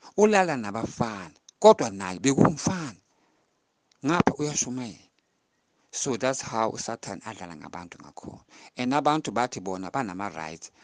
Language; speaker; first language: Zulu; non-native, local second language; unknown